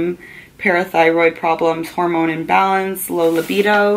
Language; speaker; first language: English; native; English